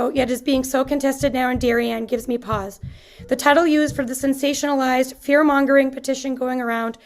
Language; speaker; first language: English; native; English